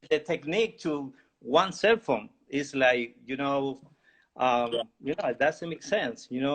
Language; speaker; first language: English; non-native, learner; Spanish